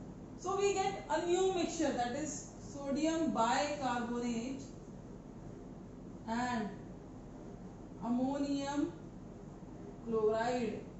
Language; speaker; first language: English; non-native, local second language; Hindi